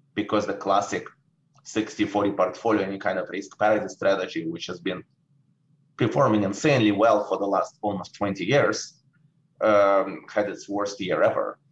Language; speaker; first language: English; non-native, fluent; Russian